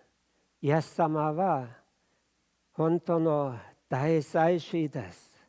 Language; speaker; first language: Japanese; non-native, fluent; German